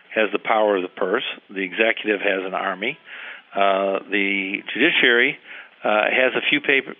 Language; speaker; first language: English; early bilingual, heritage; Spanish